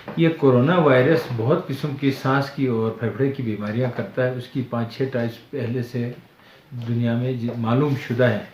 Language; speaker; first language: Urdu; non-native, local second language; Balti